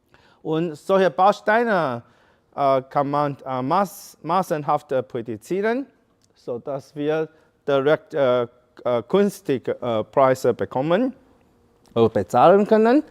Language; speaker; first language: German; non-native, learner; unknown